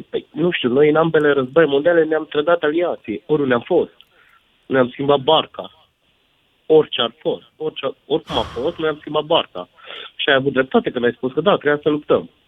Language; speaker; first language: Romanian; native; Romanian